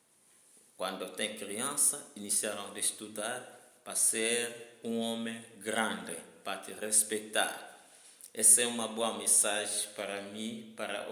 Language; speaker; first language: Portuguese; non-native, learner; Lingala